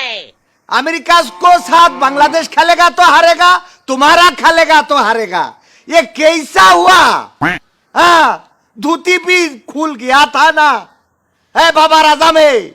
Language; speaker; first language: Hindi; non-native, learner; Bangla